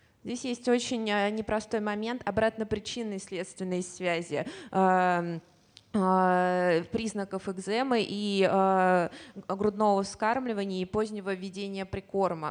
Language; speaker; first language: Russian; native; Russian